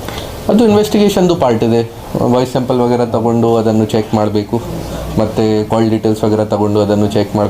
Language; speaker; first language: Kannada; non-native, fluent; Hindi